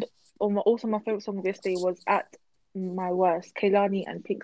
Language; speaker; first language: English; native; English